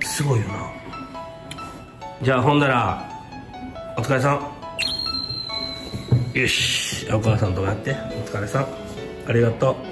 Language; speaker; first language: Japanese; native; Japanese